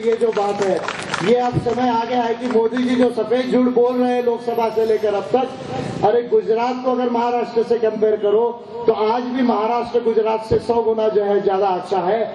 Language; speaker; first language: Hindi; non-native, local second language; Marathi